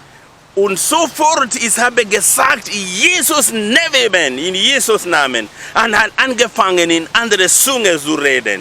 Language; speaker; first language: German; non-native, learner; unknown